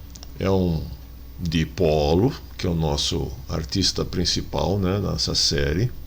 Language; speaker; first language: Portuguese; native; Portuguese